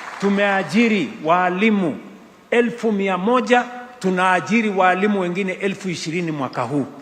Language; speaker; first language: Swahili; non-native, local second language; Kalenjin